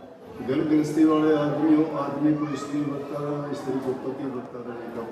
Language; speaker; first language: Hindi; native; Hindi